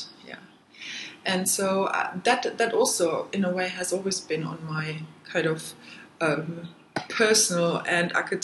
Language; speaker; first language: English; non-native, fluent; German